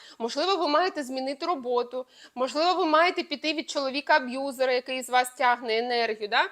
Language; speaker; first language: Ukrainian; non-native, local second language; Russian